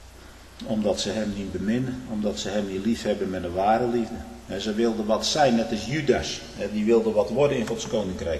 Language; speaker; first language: Dutch; native; Dutch